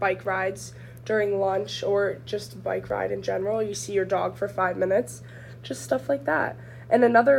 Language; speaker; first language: English; native; English